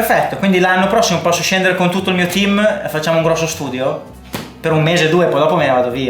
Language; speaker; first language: Italian; native; Italian